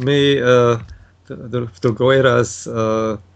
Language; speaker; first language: Russian; non-native, learner; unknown